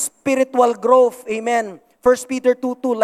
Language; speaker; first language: English; non-native, local second language; Cebuano